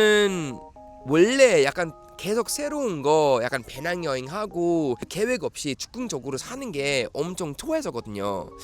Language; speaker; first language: Korean; non-native, fluent; Swedish